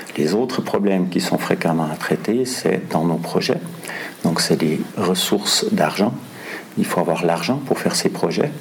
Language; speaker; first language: French; non-native, local second language; German